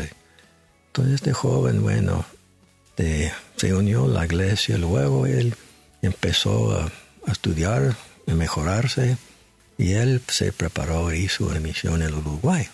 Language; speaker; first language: Spanish; non-native, fluent; English